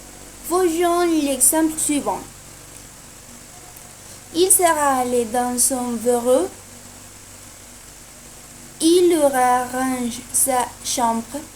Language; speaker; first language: French; non-native, learner; Spanish